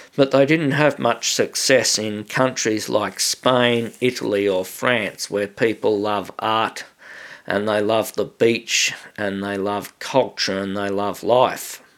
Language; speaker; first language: English; native; English